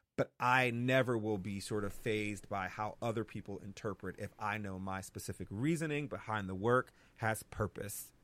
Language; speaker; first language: English; native; English